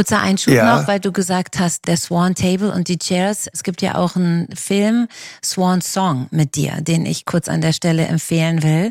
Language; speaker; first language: German; native; German